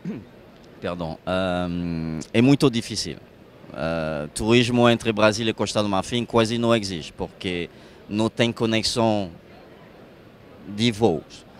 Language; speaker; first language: Portuguese; non-native, fluent; French